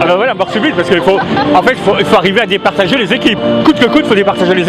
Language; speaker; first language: French; native; French